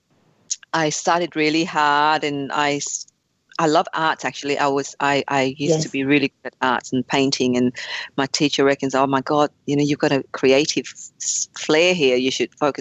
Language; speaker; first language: English; native; English